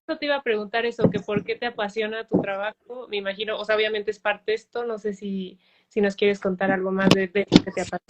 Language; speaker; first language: Spanish; native; Spanish